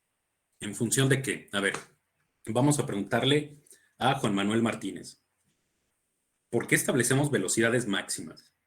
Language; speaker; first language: Spanish; native; Spanish